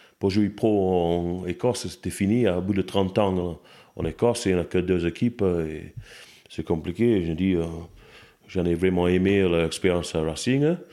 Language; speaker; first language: French; non-native, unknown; English